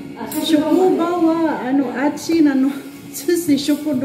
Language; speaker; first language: Japanese; non-native, learner; Filipino